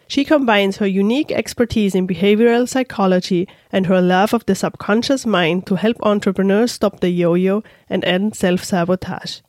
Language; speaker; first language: English; non-native, fluent; German